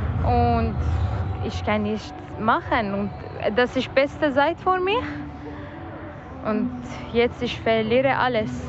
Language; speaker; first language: German; non-native, learner; Persian